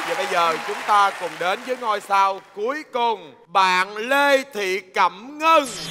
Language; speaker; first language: Vietnamese; native; Vietnamese